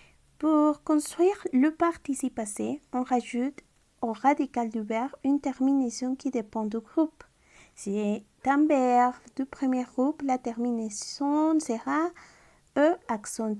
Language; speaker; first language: French; non-native, fluent; Spanish